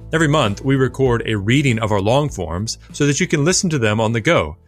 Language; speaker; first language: English; native; English